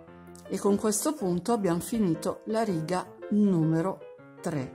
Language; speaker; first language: Italian; native; Italian